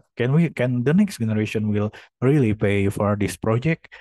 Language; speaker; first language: English; non-native, fluent; Indonesian